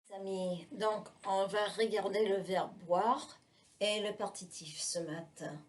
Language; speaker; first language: French; non-native, fluent; English